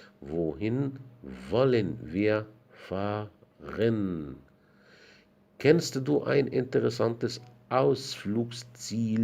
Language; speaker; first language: German; non-native, fluent; Arabic